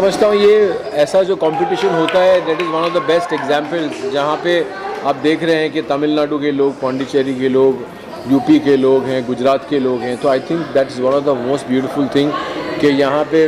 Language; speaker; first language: Hindi; native; Hindi